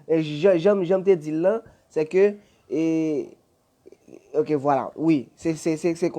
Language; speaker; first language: French; non-native, learner; Haitian Creole